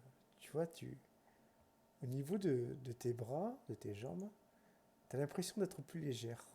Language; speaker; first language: French; native; French